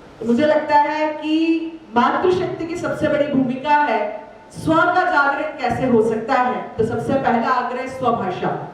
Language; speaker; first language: Hindi; native; Hindi